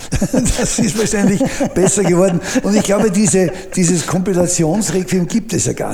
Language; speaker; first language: German; native; German